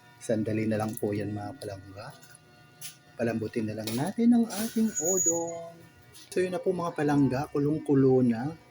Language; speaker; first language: Filipino; non-native, local second language; Cebuano